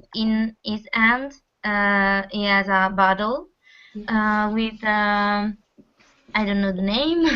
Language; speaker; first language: English; non-native, fluent; Italian